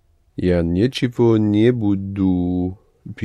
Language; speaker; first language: Russian; non-native, learner; English